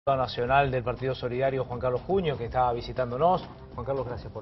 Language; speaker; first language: Spanish; native; Spanish